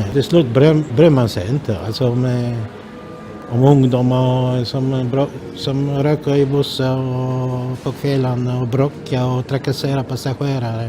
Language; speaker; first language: Swedish; non-native, fluent; Polish